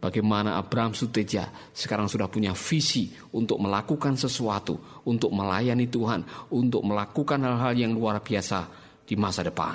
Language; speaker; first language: Indonesian; native; Indonesian